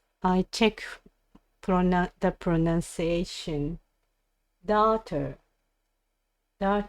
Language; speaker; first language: English; non-native, learner; Japanese